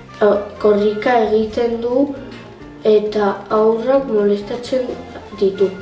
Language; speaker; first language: Basque; non-native, local second language; Spanish